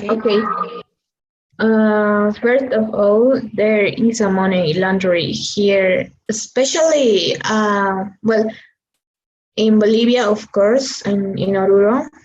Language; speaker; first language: English; non-native, learner; Spanish